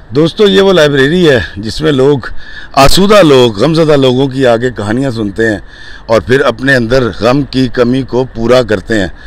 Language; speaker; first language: Urdu; non-native, local second language; Punjabi